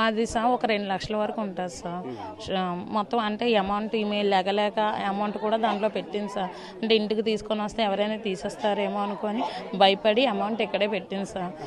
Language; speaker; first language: Telugu; native; Telugu